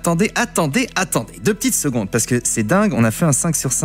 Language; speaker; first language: French; native; French